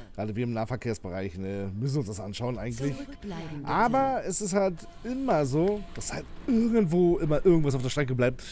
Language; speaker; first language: German; native; German